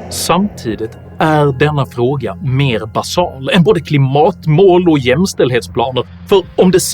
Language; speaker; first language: Swedish; native; Swedish